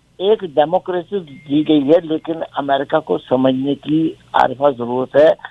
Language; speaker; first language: Urdu; native; Urdu